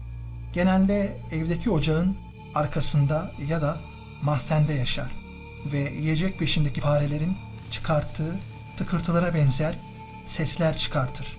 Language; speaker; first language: Turkish; native; Turkish